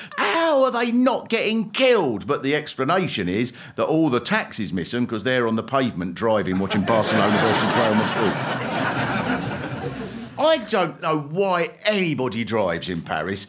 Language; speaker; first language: English; native; English